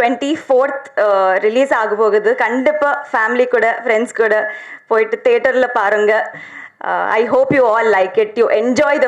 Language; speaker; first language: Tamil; non-native, learner; Telugu